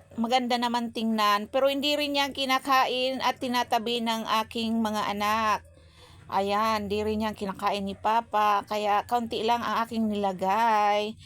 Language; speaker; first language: Filipino; non-native, local second language; Bikol